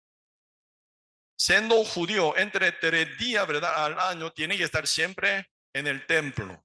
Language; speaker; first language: Spanish; non-native, learner; Korean